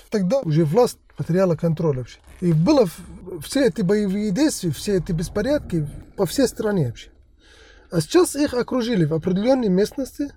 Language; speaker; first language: Russian; non-native, fluent; Arabic